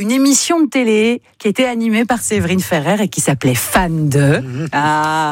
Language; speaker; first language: French; native; French